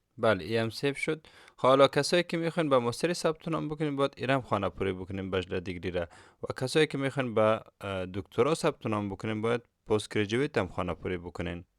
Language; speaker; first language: Persian; non-native, local second language; Turkmen